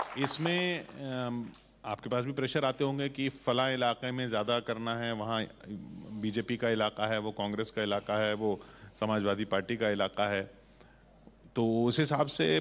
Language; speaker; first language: Hindi; native; Hindi